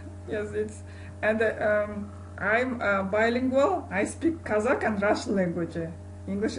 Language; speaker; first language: English; non-native, learner; Kazakh